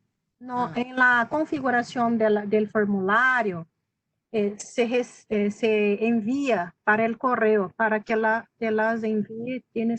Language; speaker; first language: Spanish; non-native, fluent; Portuguese